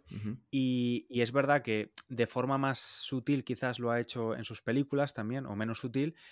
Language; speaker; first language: Spanish; native; Spanish